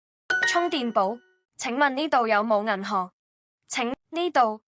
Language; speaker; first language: Cantonese; non-native, learner; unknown